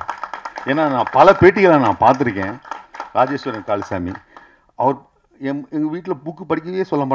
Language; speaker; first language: Tamil; native; Tamil